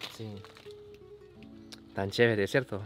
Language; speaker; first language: Spanish; native; Spanish